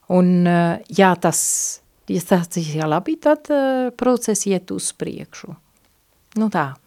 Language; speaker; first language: Latvian; non-native, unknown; Italian